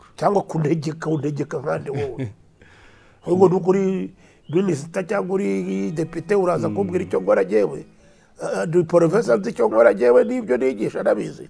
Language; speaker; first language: Kinyarwanda; early bilingual, heritage; Kinyarwanda